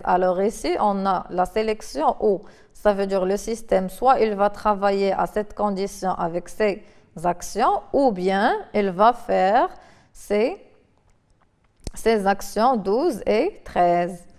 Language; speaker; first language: French; non-native, local second language; Arabic